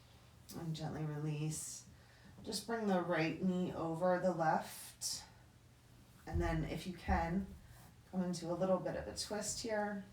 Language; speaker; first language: English; native; English